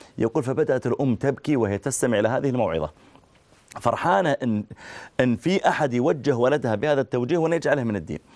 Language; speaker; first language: Arabic; native; Arabic